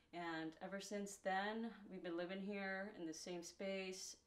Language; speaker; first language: English; native; English